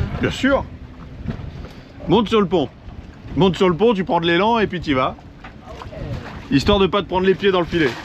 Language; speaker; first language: French; native; French